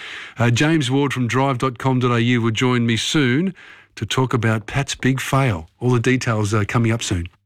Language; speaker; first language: English; native; English